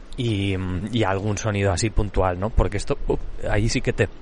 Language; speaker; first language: Spanish; non-native, local second language; Catalan